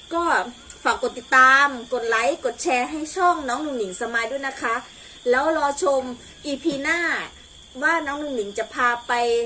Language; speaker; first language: Thai; non-native, local second language; Northeastern Thai